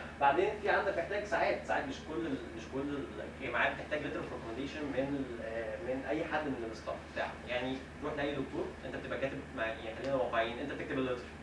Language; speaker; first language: Arabic; native; Arabic